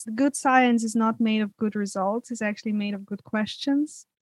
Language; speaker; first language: English; non-native, fluent; Serbian